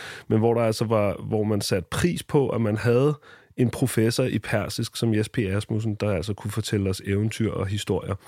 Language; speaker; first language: Danish; native; Danish